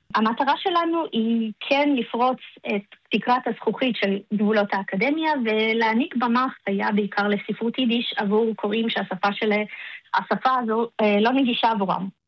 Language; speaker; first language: Hebrew; early bilingual, other home language; Russian